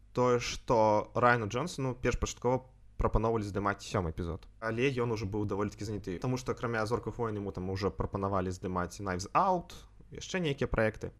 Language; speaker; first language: Belarusian; non-native, local second language; Russian